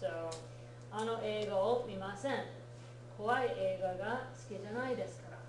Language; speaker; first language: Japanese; non-native, fluent; English